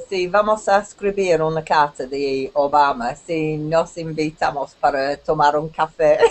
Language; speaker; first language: Spanish; non-native, learner; English